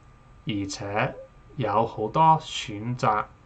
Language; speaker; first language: Cantonese; non-native, learner; English